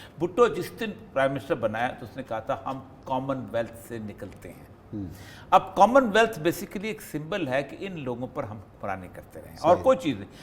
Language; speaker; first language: Urdu; non-native, local second language; Punjabi